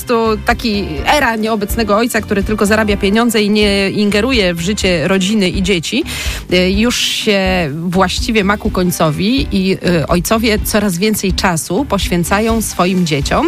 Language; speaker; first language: Polish; native; Polish